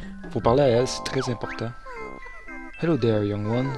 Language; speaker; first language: French; native; French